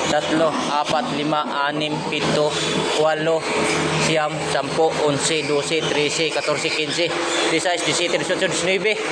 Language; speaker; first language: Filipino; non-native, local second language; Cebuano